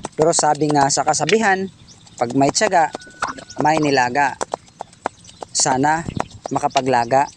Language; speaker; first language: Filipino; non-native, local second language; Cebuano